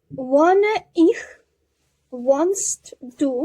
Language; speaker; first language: German; non-native, learner; Georgian